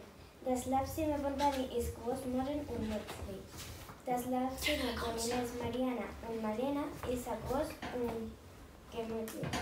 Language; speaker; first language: German; non-native, learner; Spanish